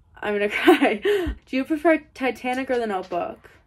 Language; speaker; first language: English; native; English